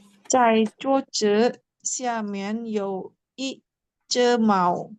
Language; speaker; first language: Chinese; non-native, learner; Indonesian